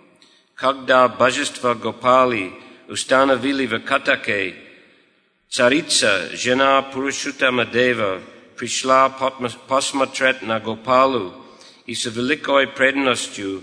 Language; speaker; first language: Russian; non-native, fluent; English